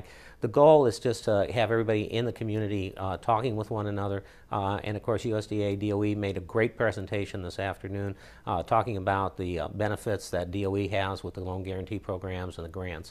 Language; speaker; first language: English; native; English